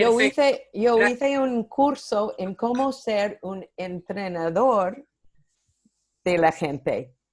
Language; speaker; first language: Spanish; non-native, fluent; English